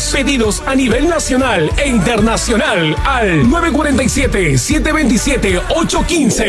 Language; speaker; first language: Spanish; native; Spanish